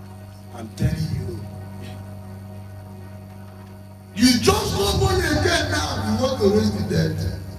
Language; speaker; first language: English; non-native, local second language; Igbo